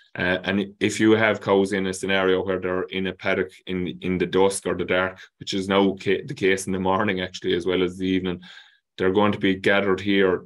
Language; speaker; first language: English; native; English